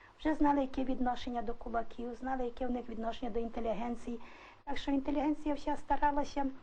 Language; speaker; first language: Ukrainian; native; Ukrainian